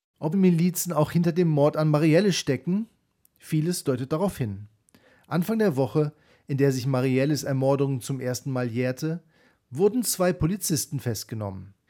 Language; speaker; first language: German; native; German